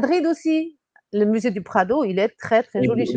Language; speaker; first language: French; non-native, fluent; Portuguese